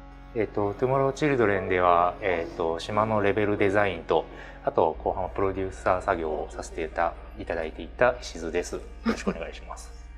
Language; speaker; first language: Japanese; native; Japanese